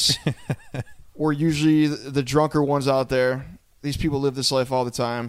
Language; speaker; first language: English; native; English